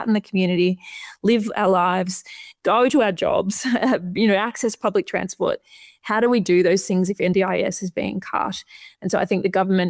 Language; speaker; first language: English; native; English